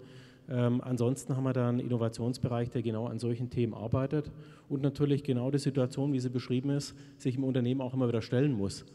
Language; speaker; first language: German; native; German